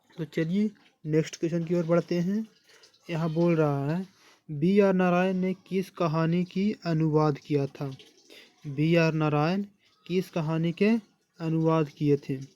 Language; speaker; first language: Hindi; native; Hindi